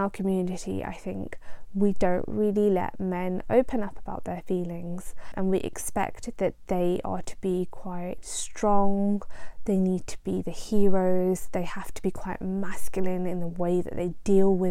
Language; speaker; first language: English; non-native, local second language; Punjabi